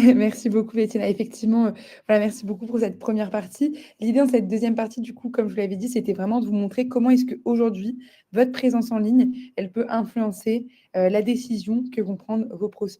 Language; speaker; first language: French; native; French